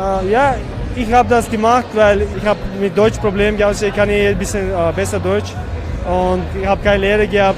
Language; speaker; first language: German; non-native, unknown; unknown